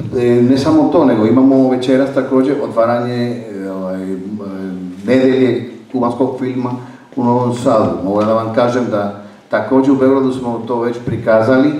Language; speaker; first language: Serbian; non-native, fluent; Spanish